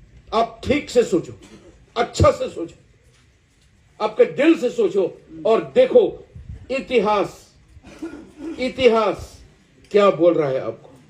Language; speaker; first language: Hindi; non-native, local second language; Khasi